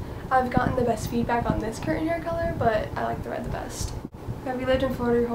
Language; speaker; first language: English; native; English